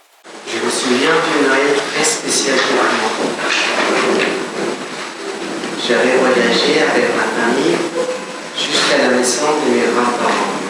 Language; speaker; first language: French; non-native, learner; Spanish